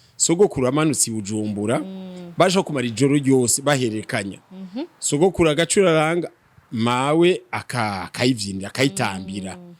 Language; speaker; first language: Rundi; native; Rundi